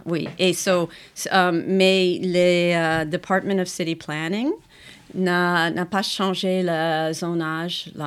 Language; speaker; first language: French; non-native, fluent; English